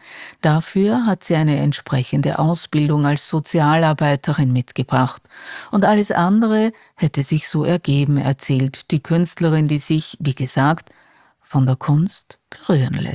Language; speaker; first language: German; native; German